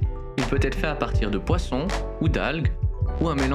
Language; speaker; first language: French; native; French